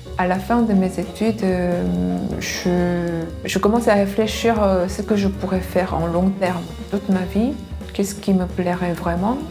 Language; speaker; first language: French; non-native, fluent; Korean